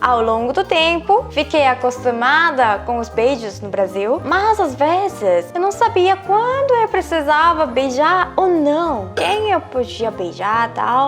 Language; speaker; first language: Portuguese; non-native, fluent; Korean